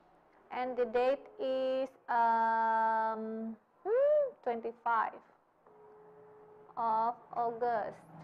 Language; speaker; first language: English; non-native, fluent; Indonesian